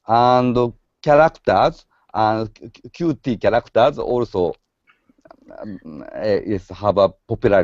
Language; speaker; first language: English; non-native, learner; Japanese